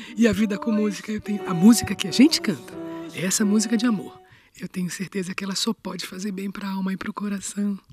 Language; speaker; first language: Portuguese; native; Portuguese